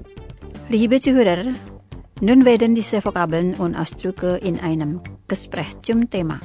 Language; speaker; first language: German; non-native, learner; Indonesian